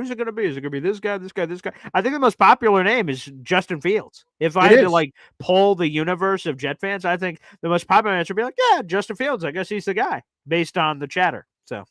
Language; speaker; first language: English; native; English